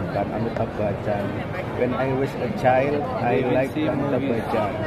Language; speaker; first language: English; non-native, learner; Indonesian